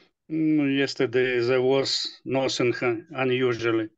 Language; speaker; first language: English; non-native, learner; Russian